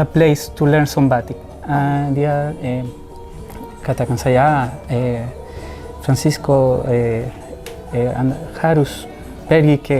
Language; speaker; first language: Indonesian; non-native, learner; Spanish